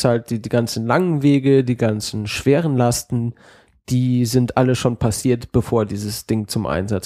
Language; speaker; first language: German; native; German